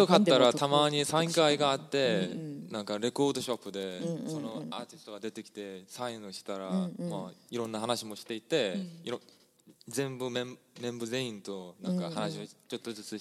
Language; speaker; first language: Japanese; non-native, fluent; Korean